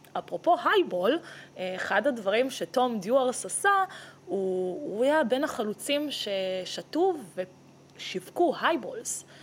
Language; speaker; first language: Hebrew; early bilingual, other home language; Russian